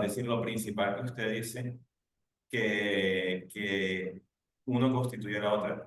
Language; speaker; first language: Spanish; native; Spanish